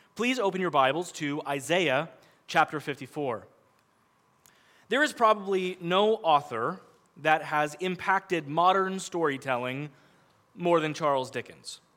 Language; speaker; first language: English; native; English